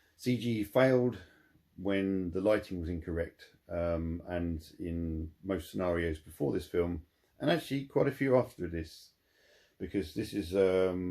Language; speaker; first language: English; native; English